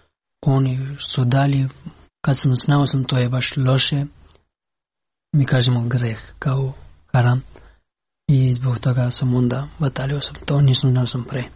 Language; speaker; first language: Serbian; non-native, learner; Pashto